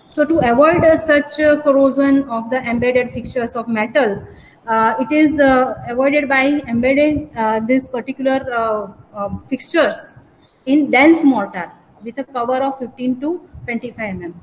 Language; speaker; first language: English; non-native, local second language; Gujarati